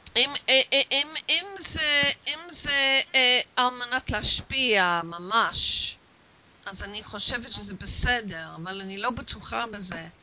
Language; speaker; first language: Hebrew; non-native, fluent; English